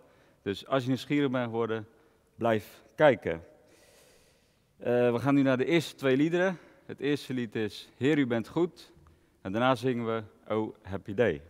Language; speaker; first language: Dutch; native; Dutch